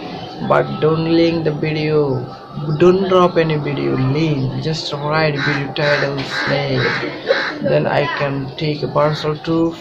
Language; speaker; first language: English; non-native, learner; Bangla